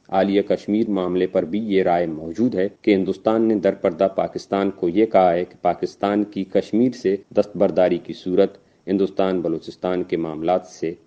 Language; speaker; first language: Urdu; non-native, local second language; Baluchi